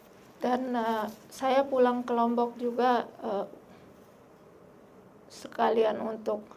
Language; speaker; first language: Indonesian; non-native, local second language; Sasak